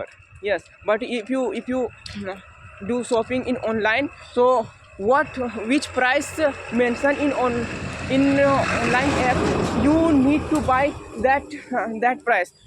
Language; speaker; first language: English; non-native, learner; Hindi